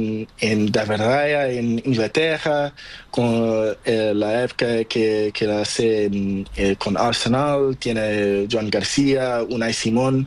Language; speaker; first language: Spanish; non-native, learner; Portuguese